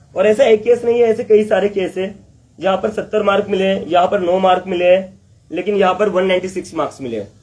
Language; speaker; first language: Hindi; non-native, local second language; Marathi